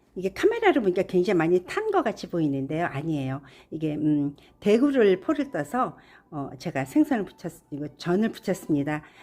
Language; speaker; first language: Korean; native; Korean